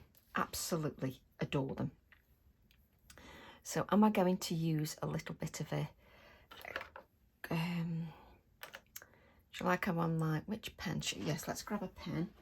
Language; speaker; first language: English; native; English